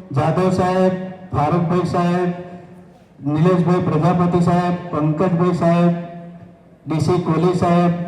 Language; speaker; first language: Gujarati; native; Gujarati